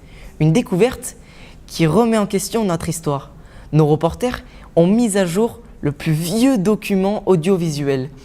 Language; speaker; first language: French; native; French